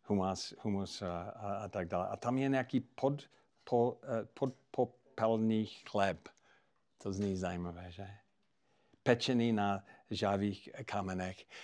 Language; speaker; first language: Czech; non-native, fluent; English